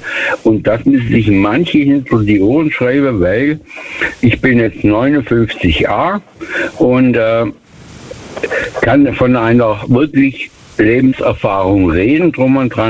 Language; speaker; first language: German; native; German